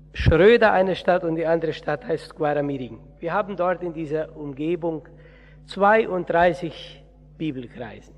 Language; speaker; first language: German; early bilingual, heritage; Portuguese